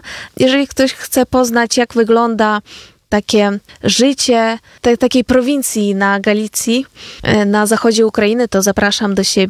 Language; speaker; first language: Polish; non-native, fluent; Ukrainian